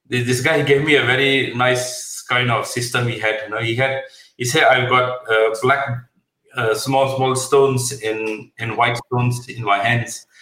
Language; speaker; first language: English; non-native, local second language; Punjabi